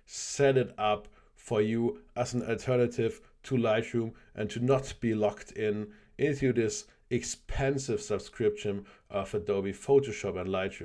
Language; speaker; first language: English; non-native, fluent; German